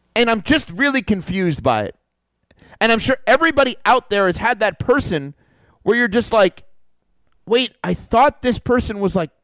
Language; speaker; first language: English; native; English